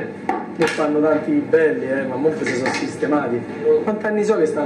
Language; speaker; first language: Italian; native; Italian